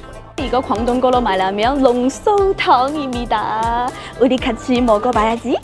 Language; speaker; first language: Korean; non-native, learner; Cantonese